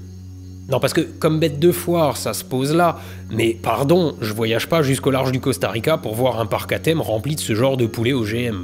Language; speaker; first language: French; native; French